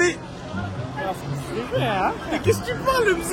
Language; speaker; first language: French; native; French